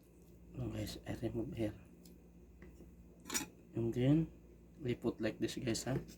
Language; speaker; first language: English; non-native, local second language; Filipino